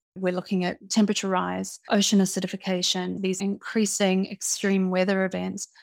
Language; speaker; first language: English; native; English